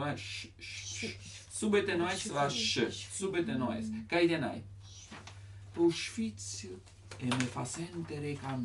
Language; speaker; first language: Japanese; non-native, learner; Italian